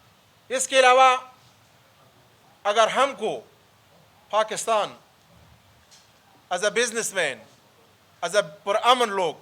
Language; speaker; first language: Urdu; early bilingual, other home language; Pashto